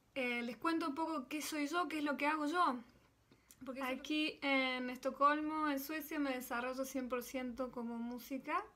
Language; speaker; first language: Spanish; native; Spanish